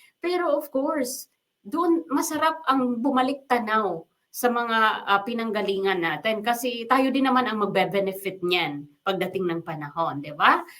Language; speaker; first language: Filipino; non-native, local second language; Waray